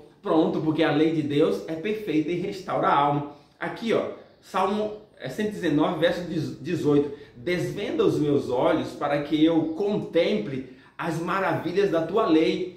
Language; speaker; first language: Portuguese; native; Portuguese